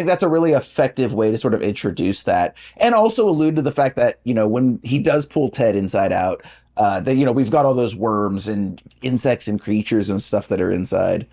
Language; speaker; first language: English; native; English